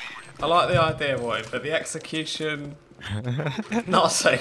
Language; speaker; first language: English; native; English